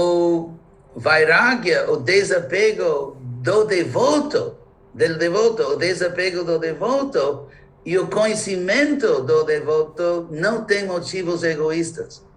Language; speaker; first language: Portuguese; non-native, fluent; English